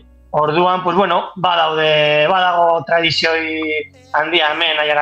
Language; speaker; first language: Basque; non-native, local second language; Spanish